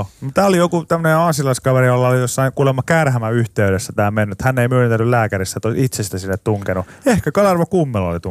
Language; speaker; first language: Finnish; native; Finnish